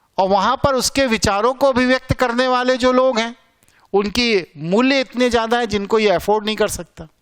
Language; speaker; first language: Hindi; native; Hindi